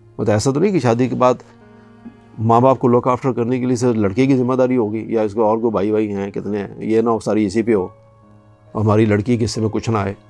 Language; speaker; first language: Urdu; native; Urdu